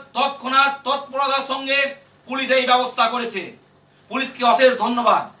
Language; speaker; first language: Bangla; native; Bangla